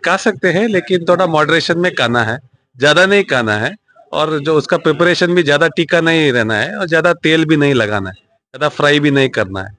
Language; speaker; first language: Hindi; non-native, local second language; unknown